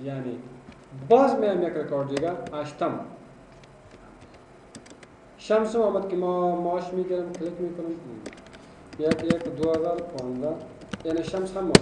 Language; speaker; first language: Persian; non-native, local second language; Pashto